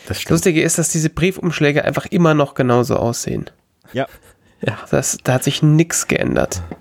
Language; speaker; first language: German; native; German